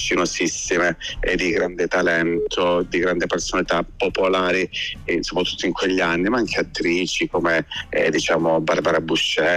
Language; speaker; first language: Italian; native; Italian